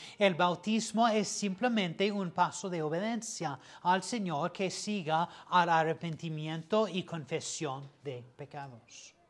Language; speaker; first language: Spanish; non-native, fluent; English